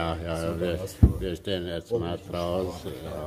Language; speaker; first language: German; non-native, learner; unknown